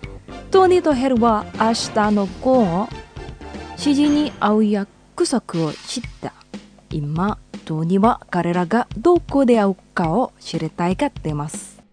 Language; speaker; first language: Japanese; non-native, fluent; Indonesian